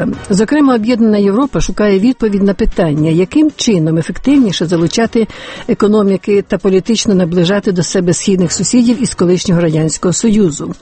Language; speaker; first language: Ukrainian; native; Ukrainian